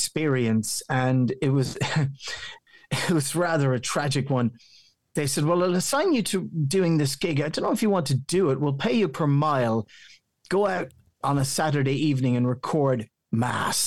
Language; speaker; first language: English; native; English